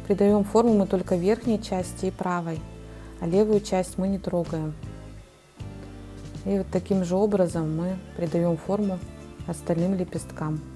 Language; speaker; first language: Russian; native; Russian